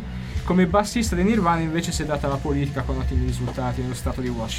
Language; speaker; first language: Italian; native; Italian